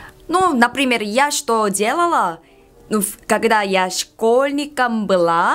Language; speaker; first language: Russian; non-native, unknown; Korean